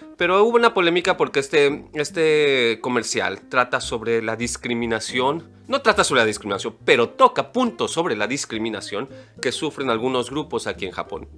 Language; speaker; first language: Spanish; native; Spanish